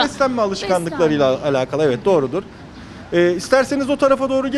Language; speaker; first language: Turkish; native; Turkish